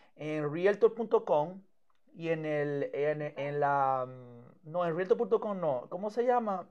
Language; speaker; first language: Spanish; native; Spanish